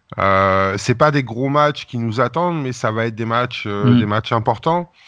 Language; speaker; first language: French; native; French